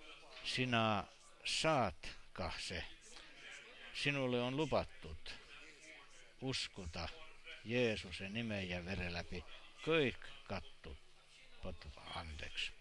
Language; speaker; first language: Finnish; non-native, learner; Estonian